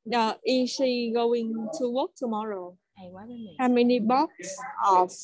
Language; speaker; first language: English; non-native, learner; Vietnamese